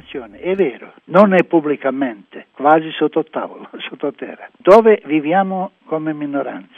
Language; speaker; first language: Italian; non-native, learner; Croatian